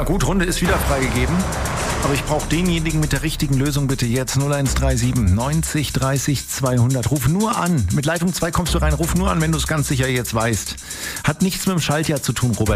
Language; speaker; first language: German; native; German